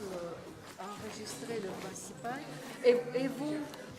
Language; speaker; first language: French; non-native, fluent; Russian